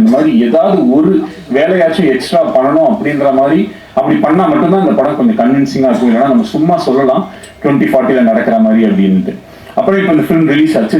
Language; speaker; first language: Tamil; native; Tamil